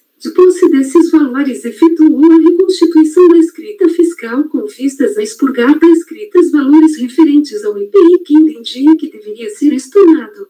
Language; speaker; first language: Portuguese; native; Portuguese